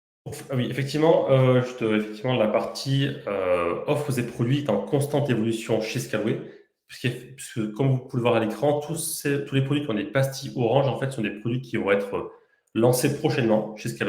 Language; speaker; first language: French; native; French